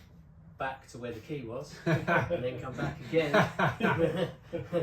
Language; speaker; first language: English; native; English